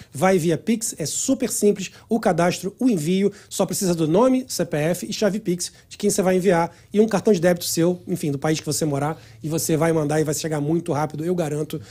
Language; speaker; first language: Portuguese; native; Portuguese